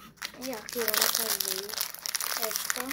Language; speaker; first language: Spanish; early bilingual, heritage; Spanish